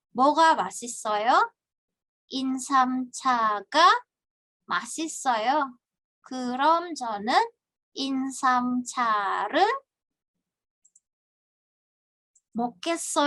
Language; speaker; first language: Korean; non-native, fluent; Indonesian